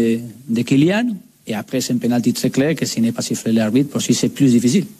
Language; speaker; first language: French; non-native, learner; Spanish